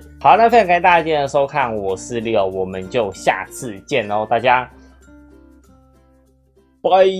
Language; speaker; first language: Chinese; native; Chinese